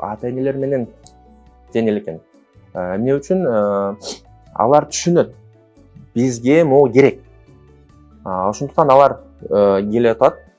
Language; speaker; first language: Kyrgyz; non-native, local second language; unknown